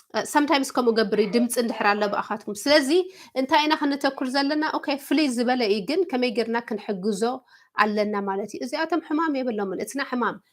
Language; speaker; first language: Tigrinya; early bilingual, heritage; Tigrinya